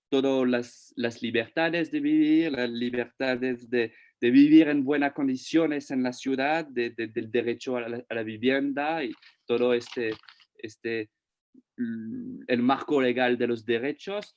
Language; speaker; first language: Spanish; non-native, fluent; French